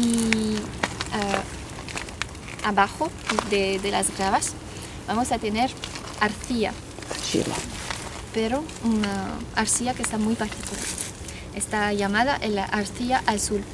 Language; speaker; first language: Spanish; non-native, fluent; French